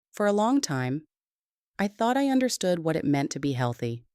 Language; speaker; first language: English; native; English